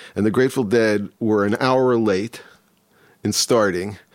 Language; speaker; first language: English; native; English